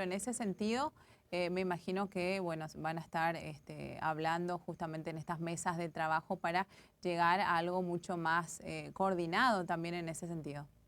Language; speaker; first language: Spanish; native; Spanish